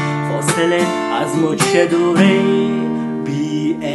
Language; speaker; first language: Persian; native; Persian